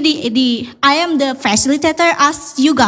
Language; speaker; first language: English; non-native, learner; Indonesian